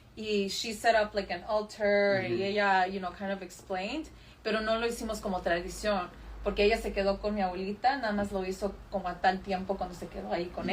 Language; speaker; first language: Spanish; early bilingual, other home language; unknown